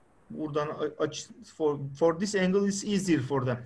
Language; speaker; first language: English; non-native, fluent; Turkish